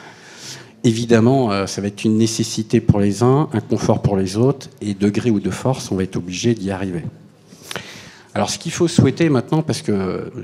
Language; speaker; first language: French; native; French